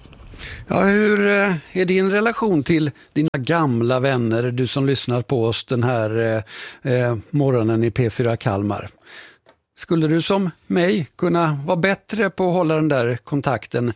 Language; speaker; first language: Swedish; native; Swedish